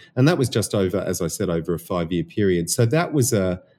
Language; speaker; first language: English; native; English